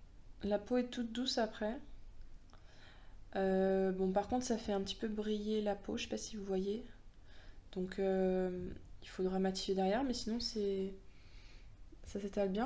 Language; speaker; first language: French; native; French